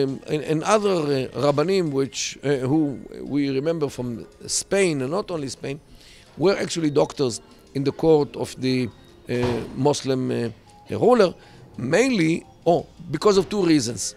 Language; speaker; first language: English; non-native, fluent; Hebrew